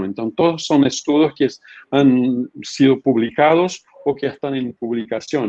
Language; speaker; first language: Spanish; non-native, fluent; Portuguese